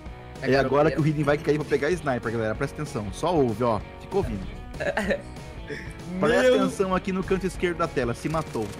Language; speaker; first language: Portuguese; native; Portuguese